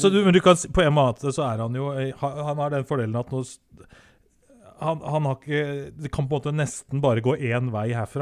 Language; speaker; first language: Norwegian; native; Norwegian